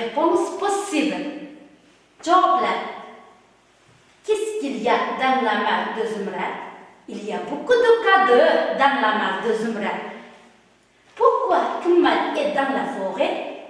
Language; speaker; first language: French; non-native, learner; Uzbek